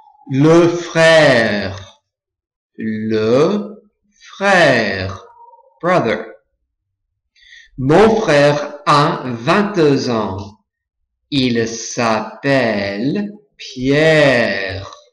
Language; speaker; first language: French; non-native, fluent; English